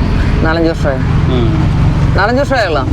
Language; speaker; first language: Malayalam; native; Malayalam